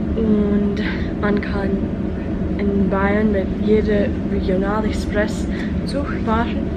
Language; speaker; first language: German; non-native, learner; English